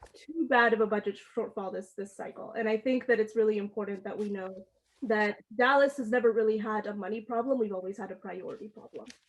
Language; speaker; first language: English; early bilingual, other home language; Amharic